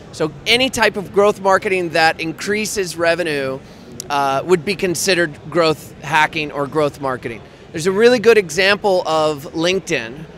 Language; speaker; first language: English; native; English